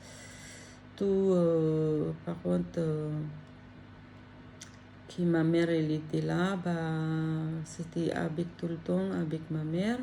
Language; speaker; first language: French; non-native, learner; Filipino